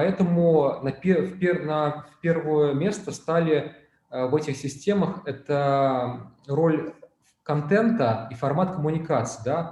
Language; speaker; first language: Russian; native; Russian